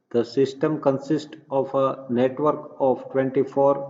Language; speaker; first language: English; non-native, local second language; Gujarati